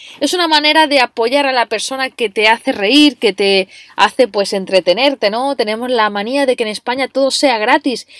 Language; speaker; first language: Spanish; native; Spanish